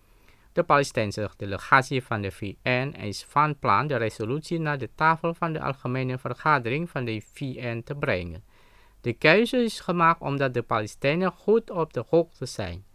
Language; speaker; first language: Dutch; non-native, fluent; Indonesian